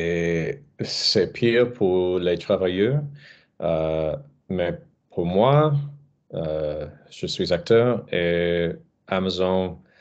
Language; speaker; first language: French; non-native, learner; English